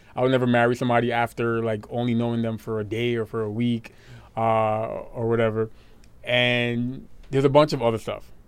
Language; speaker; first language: English; native; English